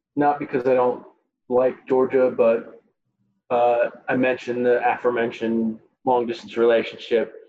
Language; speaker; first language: English; native; English